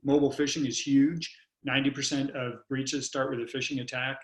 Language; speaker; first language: English; native; English